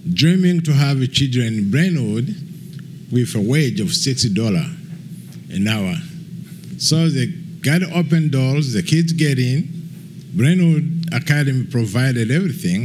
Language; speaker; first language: English; non-native, local second language; Kinyarwanda